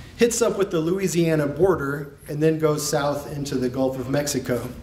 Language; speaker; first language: English; native; English